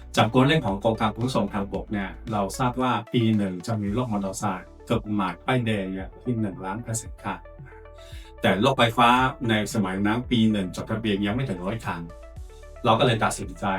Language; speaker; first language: Thai; non-native, fluent; Chinese